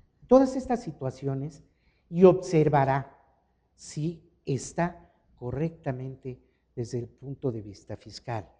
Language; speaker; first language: Spanish; native; Spanish